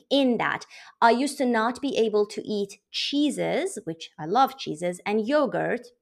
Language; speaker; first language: English; non-native, fluent; Persian